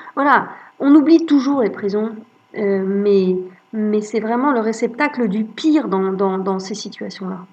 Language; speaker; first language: French; native; French